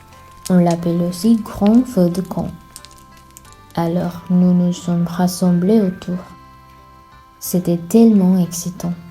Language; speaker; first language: French; non-native, fluent; Sinhala